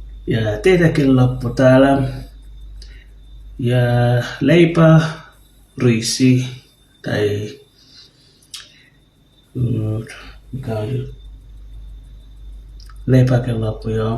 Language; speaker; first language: Finnish; non-native, learner; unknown